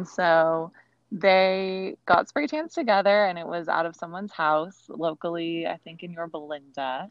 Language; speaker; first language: English; native; English